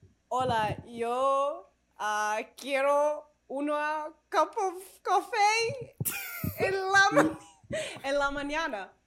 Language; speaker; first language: Spanish; non-native, learner; English